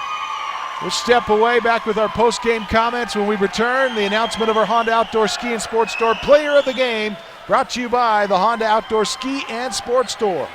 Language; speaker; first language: English; native; English